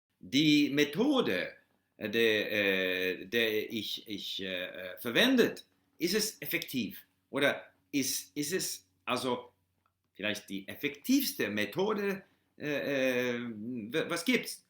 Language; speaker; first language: German; non-native, learner; English